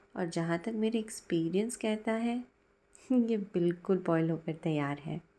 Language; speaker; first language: Hindi; native; Hindi